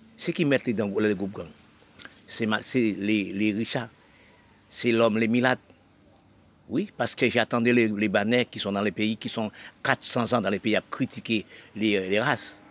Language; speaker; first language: French; non-native, local second language; Haitian Creole